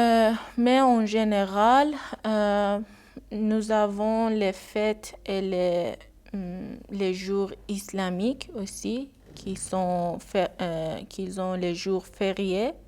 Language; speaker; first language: French; non-native, learner; Persian